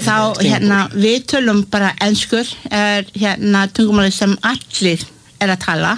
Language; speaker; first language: Icelandic; non-native, fluent; English